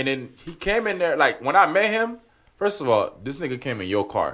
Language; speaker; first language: English; non-native, fluent; Haitian Creole